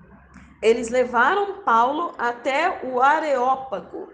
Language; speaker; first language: Portuguese; native; Portuguese